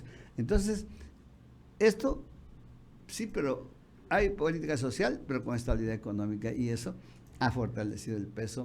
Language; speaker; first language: Spanish; native; Spanish